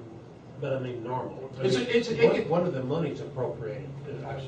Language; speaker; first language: English; native; English